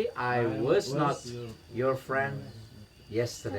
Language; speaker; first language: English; non-native, learner; Sundanese